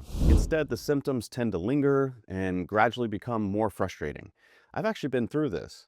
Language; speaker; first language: English; native; English